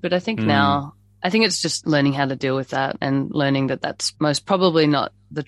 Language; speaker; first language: English; native; English